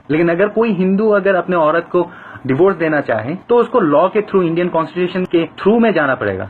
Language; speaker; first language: Urdu; non-native, fluent; Bangla